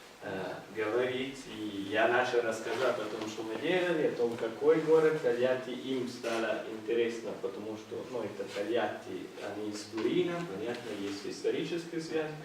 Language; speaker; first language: Russian; non-native, fluent; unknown